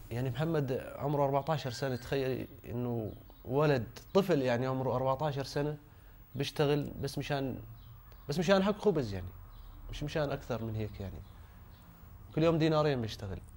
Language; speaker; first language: Arabic; native; Arabic